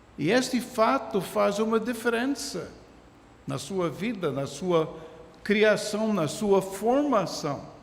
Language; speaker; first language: Portuguese; non-native, fluent; English